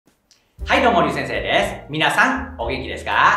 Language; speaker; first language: Japanese; non-native, fluent; Indonesian